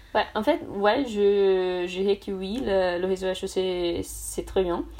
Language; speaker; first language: French; non-native, fluent; Portuguese